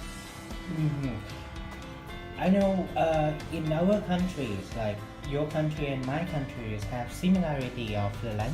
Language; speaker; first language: English; non-native, fluent; Thai